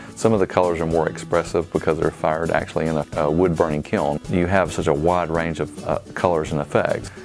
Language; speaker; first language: English; native; English